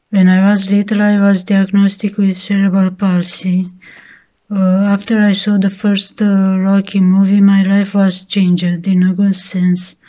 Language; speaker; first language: English; non-native, learner; Romanian